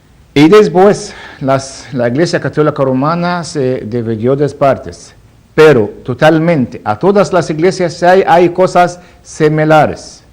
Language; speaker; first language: Spanish; non-native, learner; Arabic